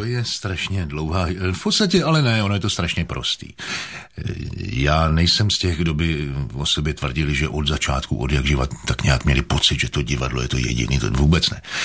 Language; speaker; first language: Czech; native; Czech